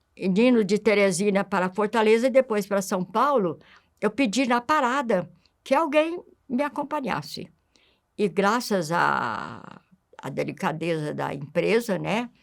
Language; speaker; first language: Portuguese; native; Portuguese